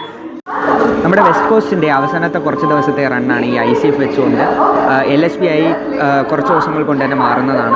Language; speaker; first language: Malayalam; native; Malayalam